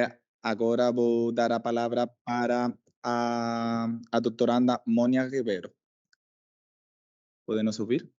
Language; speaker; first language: Portuguese; non-native, fluent; Spanish